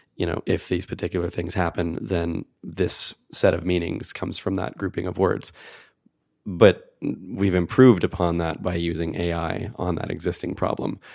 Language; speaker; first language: English; native; English